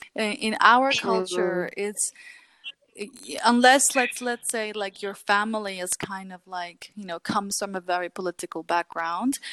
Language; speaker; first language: English; early bilingual, other home language; Kurdish